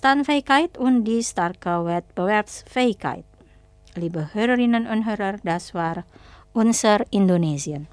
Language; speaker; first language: German; non-native, fluent; Indonesian